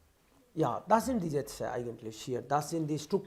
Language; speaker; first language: German; non-native, fluent; Hindi